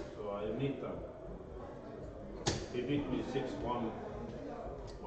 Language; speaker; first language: English; non-native, learner; Norwegian